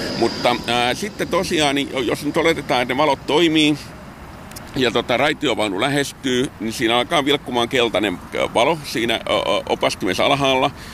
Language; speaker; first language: Finnish; native; Finnish